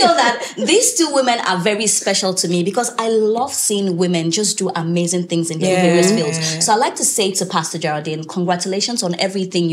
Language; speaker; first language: English; native; English